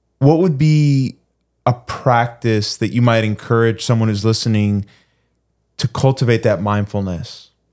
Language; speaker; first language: English; early bilingual, other home language; Spanish